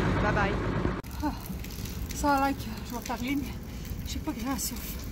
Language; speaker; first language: French; native; French